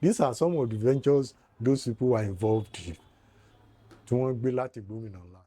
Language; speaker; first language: English; non-native, local second language; Yoruba